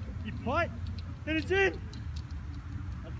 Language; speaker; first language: English; native; English